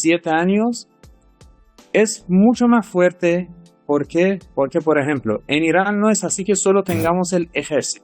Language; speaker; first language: Spanish; non-native, fluent; Persian